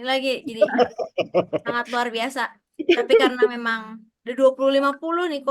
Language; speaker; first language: Indonesian; native; Indonesian